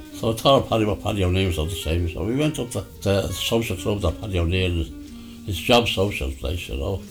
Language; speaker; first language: English; native; English